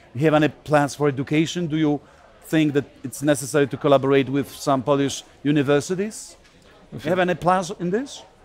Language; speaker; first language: English; non-native, fluent; Polish